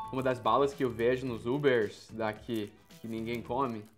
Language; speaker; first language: Portuguese; non-native, fluent; English